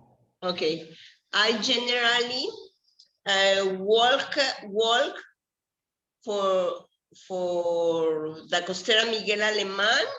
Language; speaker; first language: English; non-native, learner; Spanish